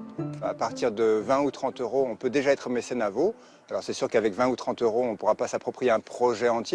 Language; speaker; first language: French; native; French